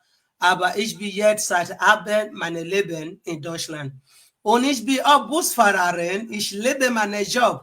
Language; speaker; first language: German; non-native, fluent; Igbo